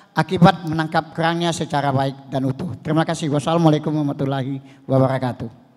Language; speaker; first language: Indonesian; native; Indonesian